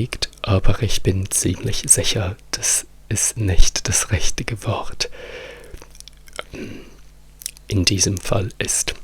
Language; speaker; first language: German; non-native, fluent; Italian